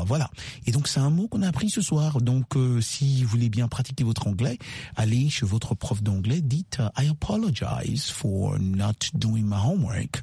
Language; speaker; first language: French; native; French